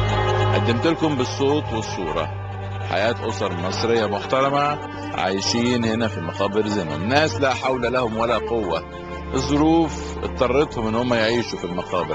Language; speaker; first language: Arabic; native; Arabic